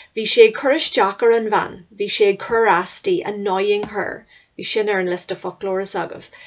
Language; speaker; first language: Irish; native; Irish